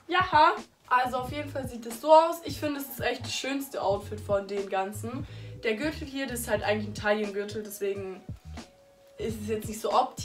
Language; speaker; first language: German; native; German